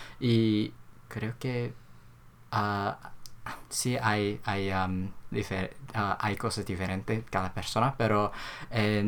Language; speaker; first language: Spanish; non-native, learner; Korean